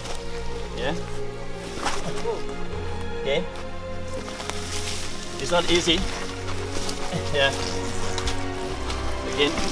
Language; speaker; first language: English; non-native, fluent; Malay